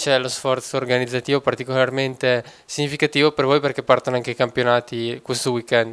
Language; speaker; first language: Italian; native; Italian